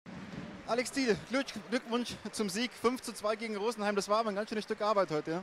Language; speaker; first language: German; native; German